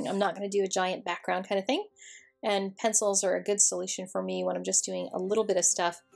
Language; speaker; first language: English; native; English